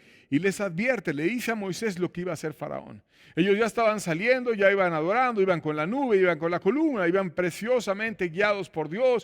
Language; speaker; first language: Spanish; native; Spanish